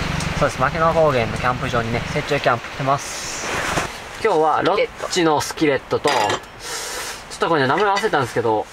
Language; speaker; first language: Japanese; native; Japanese